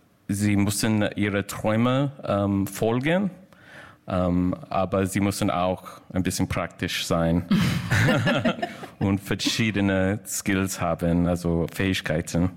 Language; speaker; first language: German; non-native, learner; English